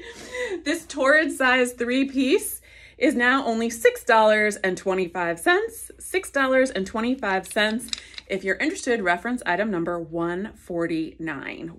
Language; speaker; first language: English; native; English